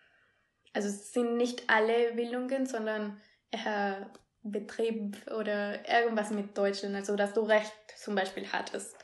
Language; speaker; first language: German; non-native, fluent; Spanish